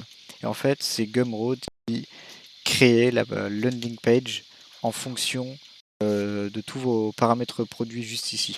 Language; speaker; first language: French; native; French